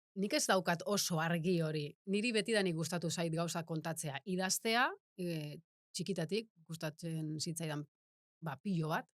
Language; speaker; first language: Basque; native; Basque